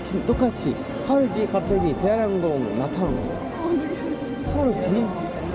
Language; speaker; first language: Korean; non-native, fluent; English